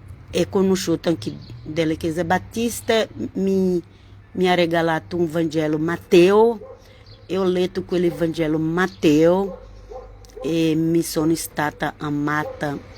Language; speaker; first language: Italian; non-native, learner; Portuguese